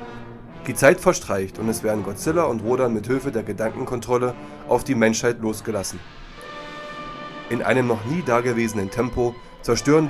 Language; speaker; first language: German; native; German